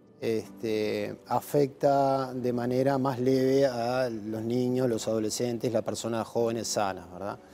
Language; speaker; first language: Spanish; native; Spanish